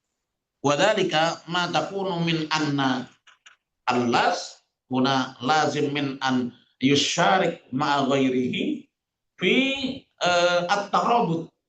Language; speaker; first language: Arabic; non-native, fluent; Indonesian